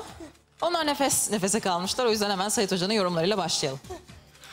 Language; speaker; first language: Turkish; native; Turkish